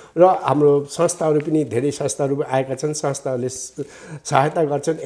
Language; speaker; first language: Nepali; native; Nepali